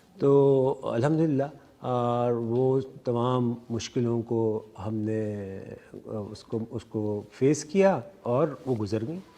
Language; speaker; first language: Urdu; native; Urdu